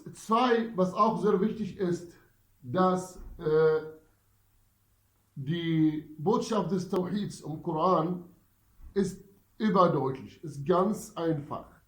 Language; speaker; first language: German; non-native, fluent; Arabic